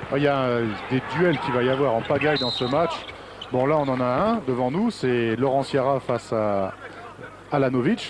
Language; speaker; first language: French; native; French